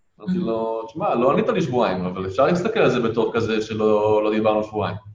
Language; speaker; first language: Hebrew; native; Hebrew